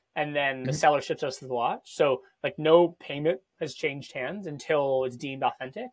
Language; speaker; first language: English; native; English